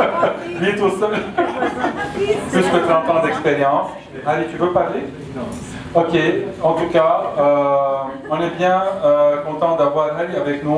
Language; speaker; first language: French; non-native, local second language; Arabic